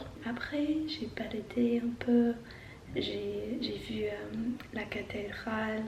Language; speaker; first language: French; non-native, learner; English